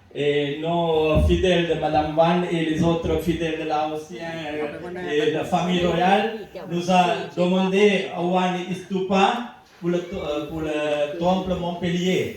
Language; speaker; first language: French; non-native, fluent; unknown